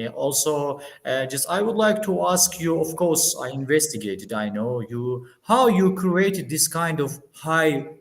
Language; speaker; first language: English; non-native, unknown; Azerbaijani